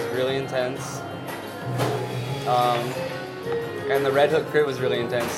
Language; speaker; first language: English; native; English